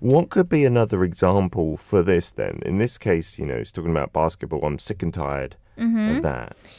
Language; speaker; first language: English; native; English